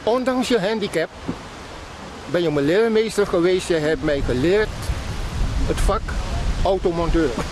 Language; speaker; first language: Dutch; native; Dutch